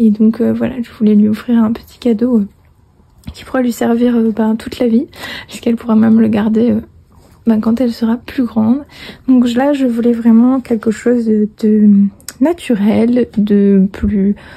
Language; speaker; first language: French; native; French